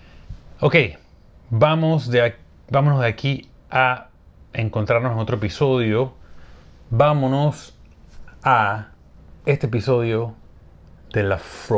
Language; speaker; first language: Spanish; native; Spanish